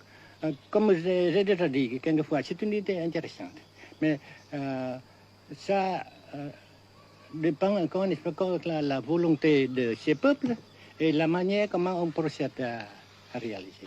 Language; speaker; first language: French; non-native, fluent; Vietnamese